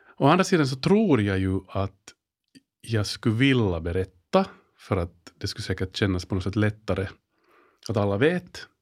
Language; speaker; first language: Swedish; native; Swedish